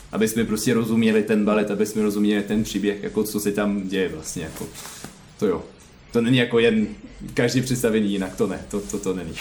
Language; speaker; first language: Czech; non-native, learner; French